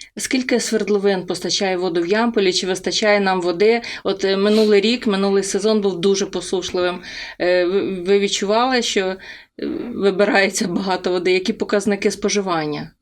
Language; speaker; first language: Ukrainian; native; Ukrainian